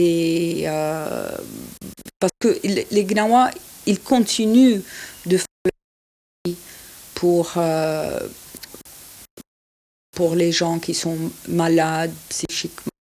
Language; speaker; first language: French; non-native, fluent; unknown